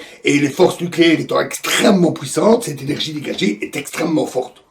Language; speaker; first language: French; native; French